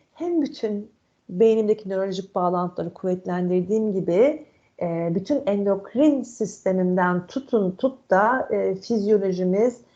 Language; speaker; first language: Turkish; native; Turkish